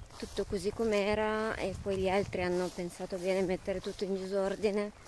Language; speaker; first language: Italian; non-native, fluent; Russian